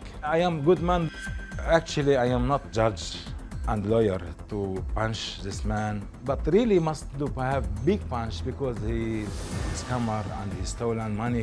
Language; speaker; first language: English; non-native, learner; Arabic